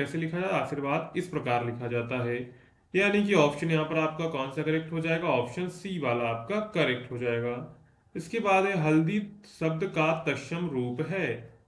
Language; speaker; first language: Hindi; native; Hindi